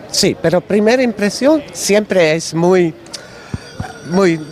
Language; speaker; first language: Spanish; non-native, learner; Dutch